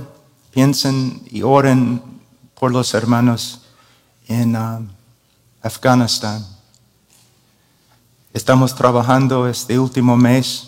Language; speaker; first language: Spanish; non-native, fluent; English